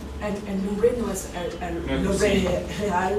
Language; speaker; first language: Spanish; non-native, learner; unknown